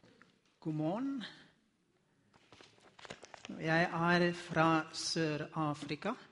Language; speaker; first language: Norwegian; non-native, learner; Afrikaans